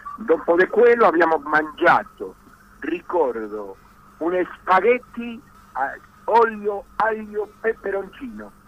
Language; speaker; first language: Italian; non-native, learner; Spanish